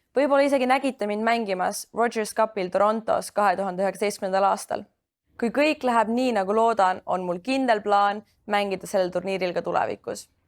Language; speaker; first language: Estonian; native; Estonian